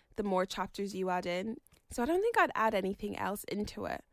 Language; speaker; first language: English; native; English